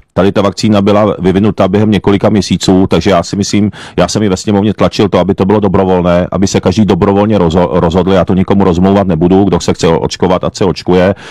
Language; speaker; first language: Czech; early bilingual, other home language; Japanese